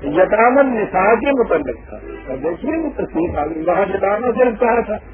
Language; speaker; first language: Urdu; non-native, local second language; Punjabi